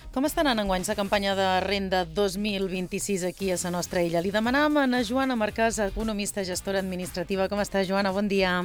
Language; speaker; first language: Catalan; native; Catalan